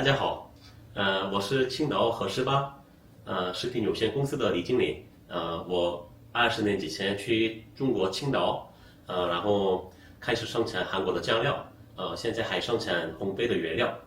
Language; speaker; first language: Chinese; non-native, fluent; Korean